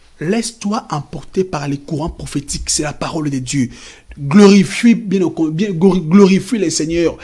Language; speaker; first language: French; non-native, local second language; Lingala